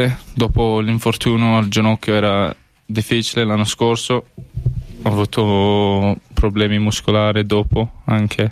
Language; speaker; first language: Italian; non-native, learner; English